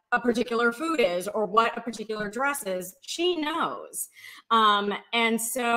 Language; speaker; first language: English; native; English